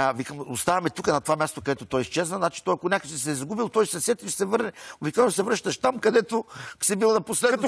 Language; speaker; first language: Bulgarian; native; Bulgarian